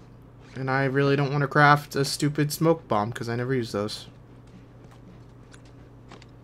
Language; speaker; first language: English; native; English